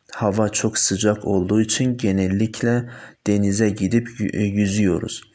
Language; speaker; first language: Turkish; non-native, fluent; Persian